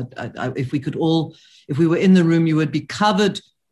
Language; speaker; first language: English; native; English